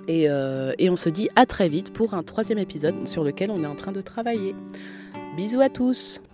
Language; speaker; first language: French; native; French